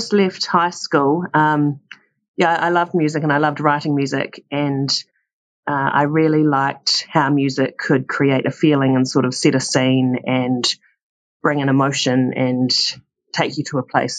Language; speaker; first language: English; native; English